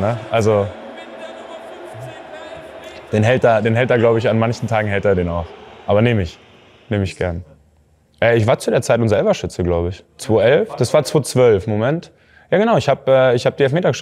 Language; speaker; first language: German; native; German